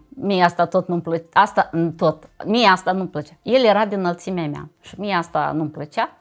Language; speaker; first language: Romanian; native; Romanian